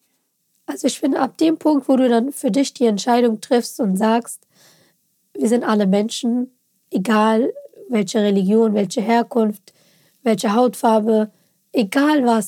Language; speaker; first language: German; early bilingual, other home language; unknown